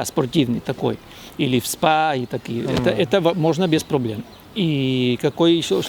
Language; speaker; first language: Russian; non-native, fluent; Spanish